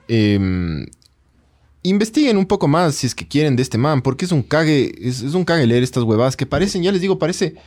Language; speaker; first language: Spanish; native; Spanish